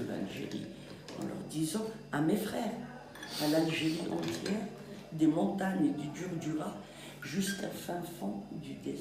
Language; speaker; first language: French; non-native, local second language; Kabyle